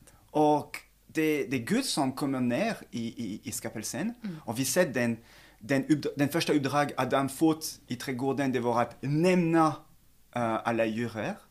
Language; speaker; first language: Swedish; non-native, fluent; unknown